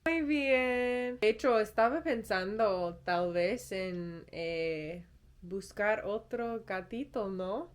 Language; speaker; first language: Spanish; non-native, learner; English